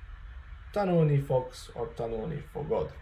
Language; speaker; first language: Hungarian; non-native, fluent; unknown